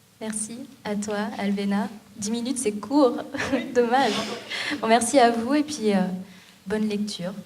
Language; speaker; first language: French; native; French